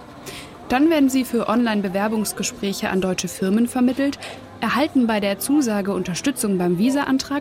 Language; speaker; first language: German; native; German